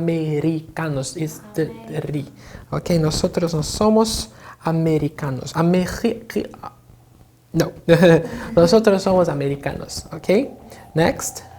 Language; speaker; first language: Spanish; non-native, fluent; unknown